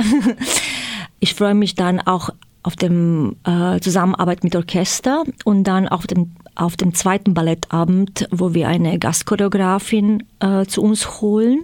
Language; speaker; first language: German; non-native, fluent; Croatian